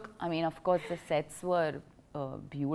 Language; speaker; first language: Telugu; non-native, learner; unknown